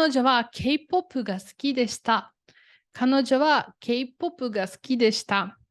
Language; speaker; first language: Japanese; non-native, fluent; Portuguese